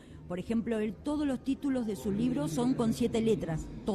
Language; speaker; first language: Spanish; native; Spanish